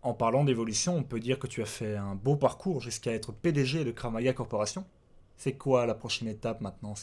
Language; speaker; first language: French; native; French